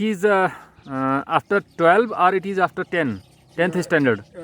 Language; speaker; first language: English; non-native, local second language; Hindi